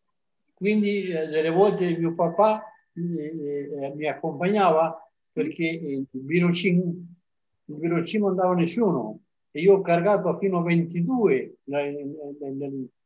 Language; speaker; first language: Italian; non-native, local second language; Venetian